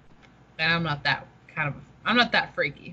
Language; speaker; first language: English; native; English